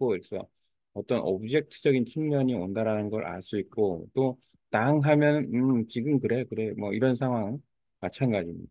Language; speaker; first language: Korean; native; Korean